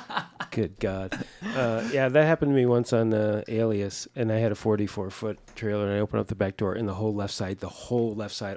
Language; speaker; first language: English; native; English